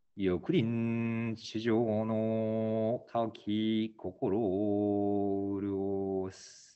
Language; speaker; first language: Japanese; native; Japanese